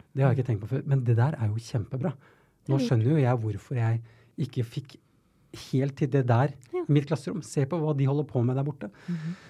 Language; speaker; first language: Norwegian; native; Norwegian